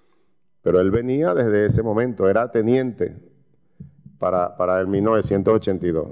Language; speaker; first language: Spanish; native; Spanish